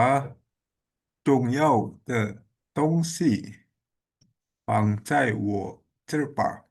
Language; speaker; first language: Chinese; non-native, learner; Indonesian